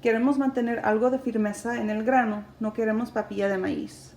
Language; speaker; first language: Spanish; early bilingual, heritage; Spanish